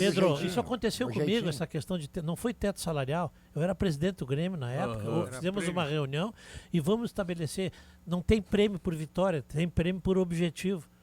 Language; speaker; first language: Portuguese; native; Portuguese